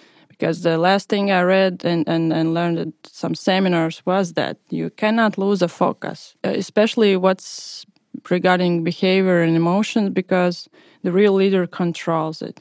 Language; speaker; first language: English; non-native, fluent; Latvian